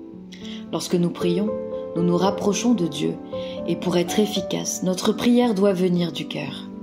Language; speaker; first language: French; native; French